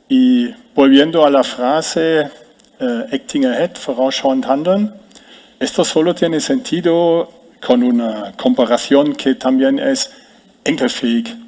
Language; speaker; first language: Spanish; non-native, fluent; German